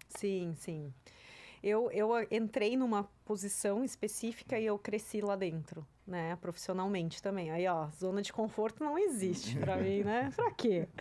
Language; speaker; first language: Portuguese; non-native, local second language; German